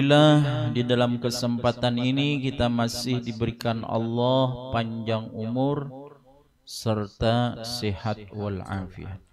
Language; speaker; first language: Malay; non-native, local second language; Banjar